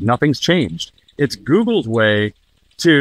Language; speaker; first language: English; native; English